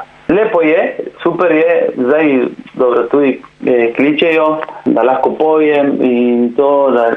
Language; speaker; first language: Slovenian; non-native, learner; Spanish